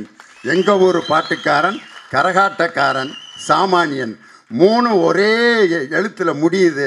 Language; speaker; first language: Tamil; native; Tamil